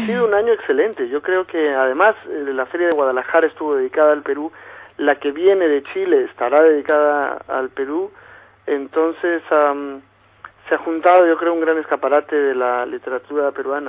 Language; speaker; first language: Spanish; native; Spanish